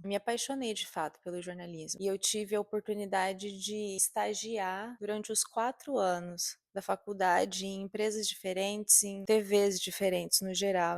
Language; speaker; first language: Portuguese; native; Portuguese